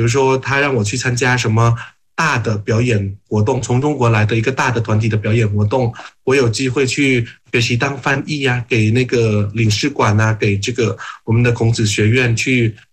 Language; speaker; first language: Chinese; non-native, fluent; Thai